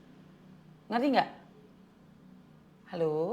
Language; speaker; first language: Indonesian; native; Indonesian